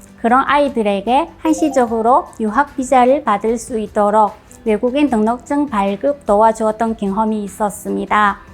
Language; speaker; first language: Korean; non-native, fluent; Chinese